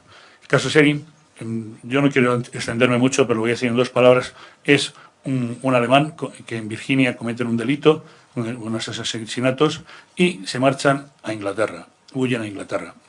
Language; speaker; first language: Spanish; native; Spanish